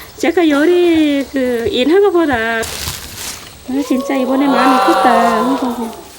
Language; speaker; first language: Korean; non-native, learner; Thai